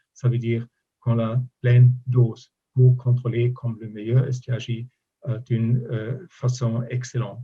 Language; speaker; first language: French; non-native, fluent; German